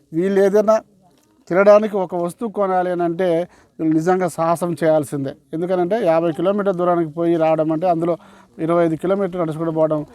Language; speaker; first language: Telugu; non-native, local second language; Koya